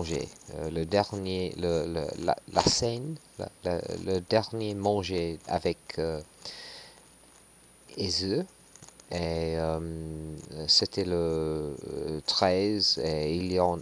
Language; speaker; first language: French; non-native, learner; English